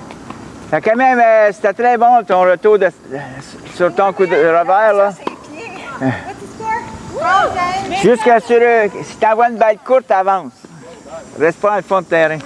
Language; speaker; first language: French; native; French